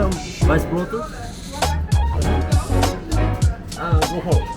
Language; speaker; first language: Japanese; native; Japanese